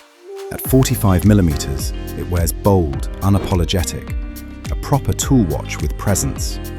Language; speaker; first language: English; native; English